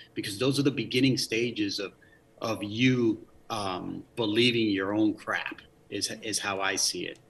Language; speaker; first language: English; early bilingual, other home language; Spanish